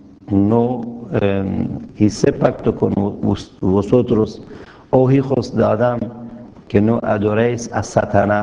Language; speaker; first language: Spanish; non-native, fluent; Persian